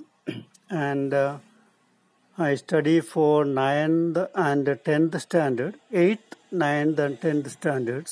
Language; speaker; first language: English; non-native, local second language; Malayalam